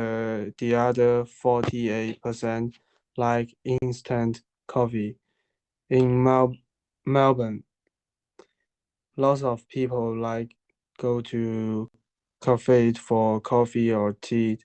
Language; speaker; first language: English; non-native, learner; Chinese